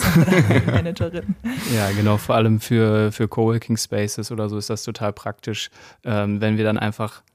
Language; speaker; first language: German; native; German